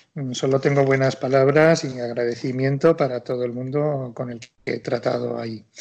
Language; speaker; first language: Spanish; native; Spanish